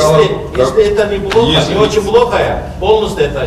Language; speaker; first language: Russian; non-native, learner; Turkish